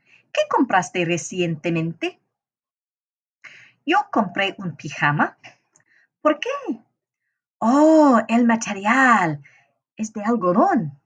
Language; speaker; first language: Spanish; non-native, fluent; English